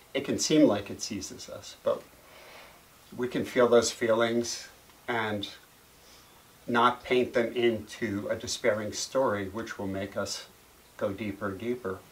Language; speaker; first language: English; native; English